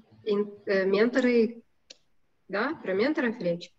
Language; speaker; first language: Romanian; non-native, local second language; Russian